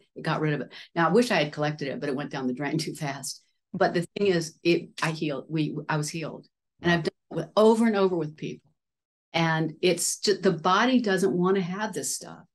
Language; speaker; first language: English; native; English